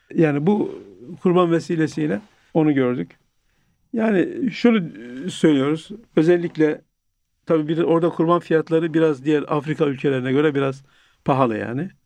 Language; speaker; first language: Turkish; native; Turkish